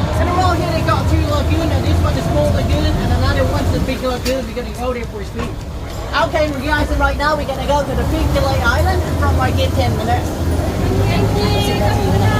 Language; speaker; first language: English; non-native, learner; Thai